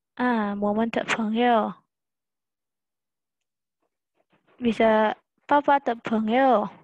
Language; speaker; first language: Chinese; non-native, learner; Indonesian